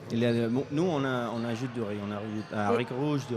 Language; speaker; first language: French; non-native, fluent; Spanish